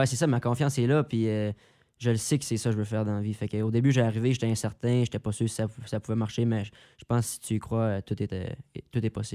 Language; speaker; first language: French; native; French